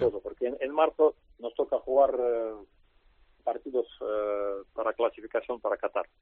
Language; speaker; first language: Spanish; non-native, learner; Russian